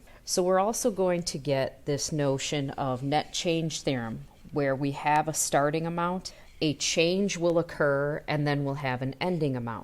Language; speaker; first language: English; native; English